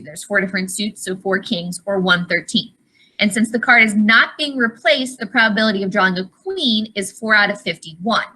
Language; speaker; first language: English; native; English